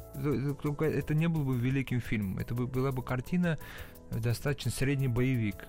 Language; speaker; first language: Russian; early bilingual, other home language; Georgian